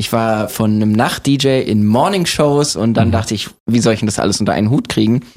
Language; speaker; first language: German; native; German